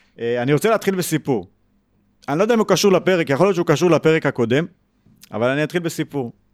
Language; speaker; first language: Hebrew; native; Hebrew